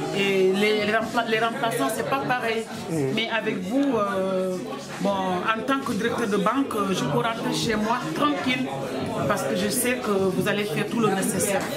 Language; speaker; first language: French; non-native, fluent; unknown